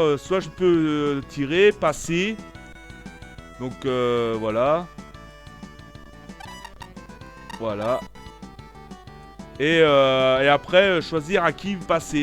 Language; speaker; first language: French; native; French